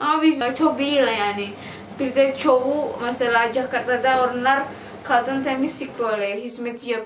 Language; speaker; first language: Turkish; non-native, learner; Indonesian